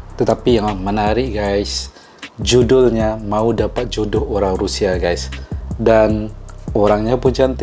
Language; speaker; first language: Indonesian; non-native, local second language; Malay